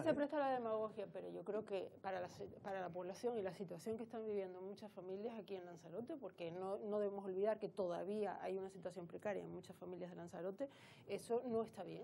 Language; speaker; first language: Spanish; native; Spanish